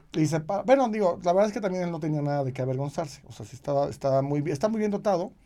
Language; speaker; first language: Spanish; native; Spanish